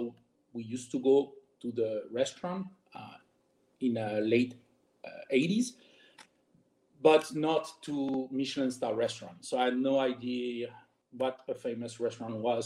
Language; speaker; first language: English; non-native, fluent; French